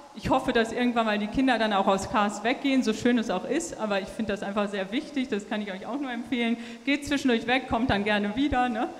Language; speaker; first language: German; native; German